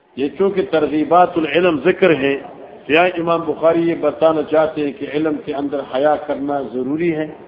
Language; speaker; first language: Urdu; non-native, local second language; Northern Hindko